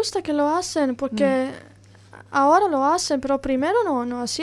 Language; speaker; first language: Spanish; non-native, learner; Italian